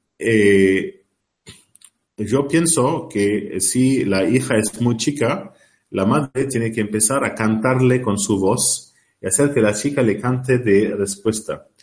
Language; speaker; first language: Spanish; non-native, learner; Arabic